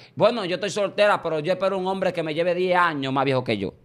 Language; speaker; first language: Spanish; native; Spanish